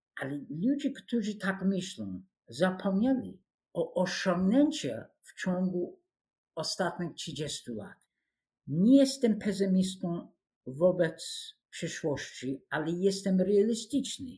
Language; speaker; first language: Polish; non-native, fluent; English